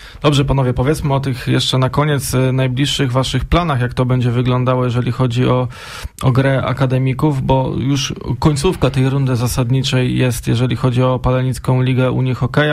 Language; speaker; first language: Polish; native; Polish